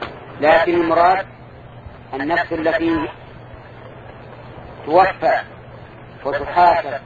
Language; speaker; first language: Arabic; native; Arabic